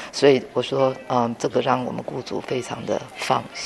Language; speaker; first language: Chinese; native; Chinese